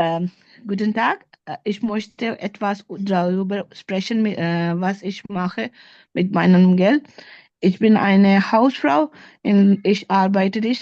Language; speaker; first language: German; non-native, learner; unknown